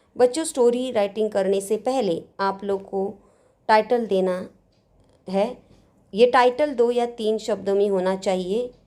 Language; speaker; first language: Hindi; non-native, local second language; Marathi